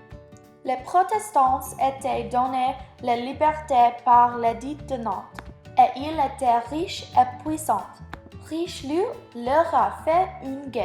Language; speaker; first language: French; non-native, learner; English